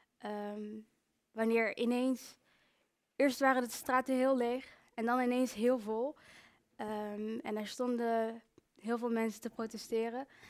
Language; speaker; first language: Dutch; early bilingual, other home language; Kinyarwanda